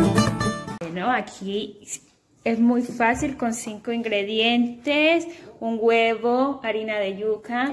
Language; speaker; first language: Spanish; native; Spanish